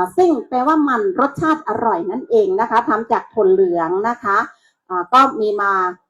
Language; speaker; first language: Thai; non-native, local second language; Shan